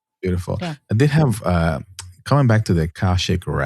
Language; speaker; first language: English; non-native, fluent; Spanish